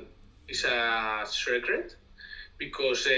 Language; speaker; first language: English; non-native, learner; Spanish